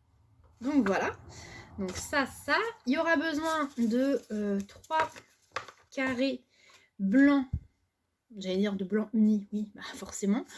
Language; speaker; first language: French; native; French